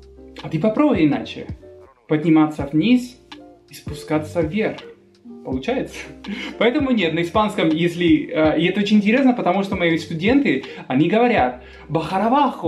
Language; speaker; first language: Russian; non-native, fluent; Spanish